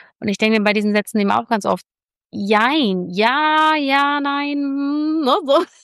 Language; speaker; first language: German; native; German